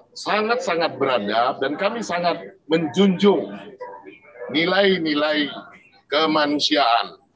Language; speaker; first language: Indonesian; native; Indonesian